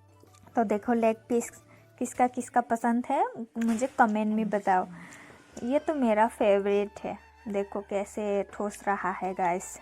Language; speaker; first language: Hindi; non-native, local second language; Kok Borok